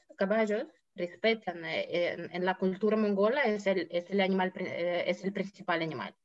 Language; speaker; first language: Spanish; non-native, fluent; Russian